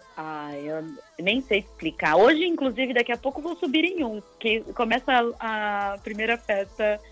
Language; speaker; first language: Portuguese; native; Portuguese